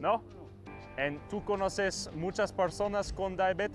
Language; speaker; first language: Spanish; non-native, learner; English